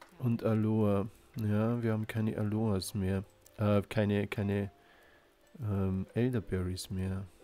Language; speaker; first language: German; native; German